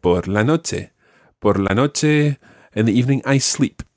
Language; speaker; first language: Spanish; non-native, fluent; English